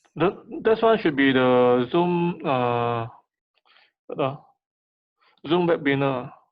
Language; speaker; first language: English; non-native, local second language; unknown